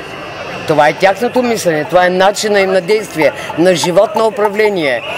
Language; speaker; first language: Bulgarian; native; Bulgarian